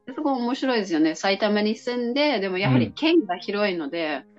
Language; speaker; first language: Japanese; non-native, fluent; English